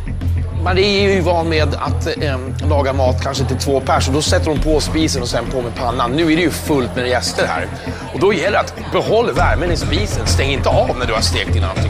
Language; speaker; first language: Swedish; native; Swedish